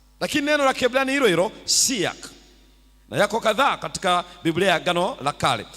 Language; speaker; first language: Swahili; native; Swahili